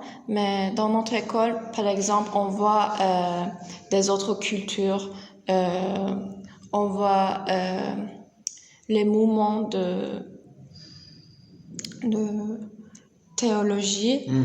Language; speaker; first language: French; non-native, learner; Turkish